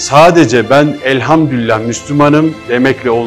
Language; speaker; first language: Turkish; native; Turkish